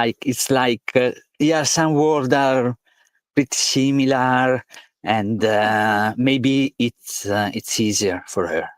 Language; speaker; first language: English; non-native, learner; Italian